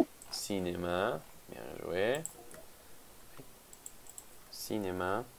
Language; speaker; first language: French; non-native, fluent; Spanish